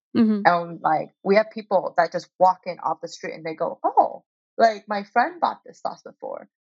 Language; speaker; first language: English; early bilingual, heritage; Chinese